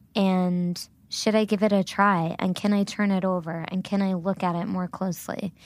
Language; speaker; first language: English; early bilingual, other home language; Gujarati